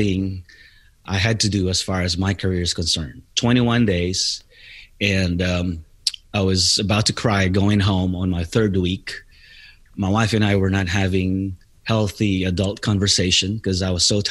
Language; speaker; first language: English; non-native, local second language; Filipino